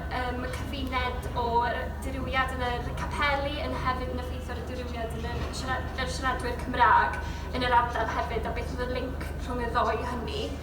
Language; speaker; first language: Welsh; native; Welsh